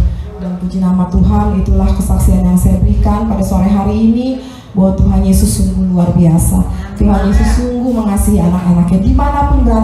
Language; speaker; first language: Indonesian; native; Indonesian